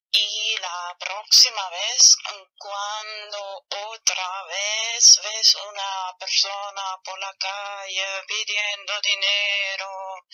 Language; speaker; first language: Spanish; non-native, learner; German